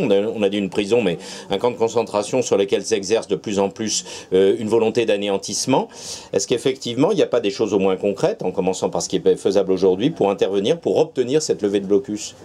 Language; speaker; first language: French; native; French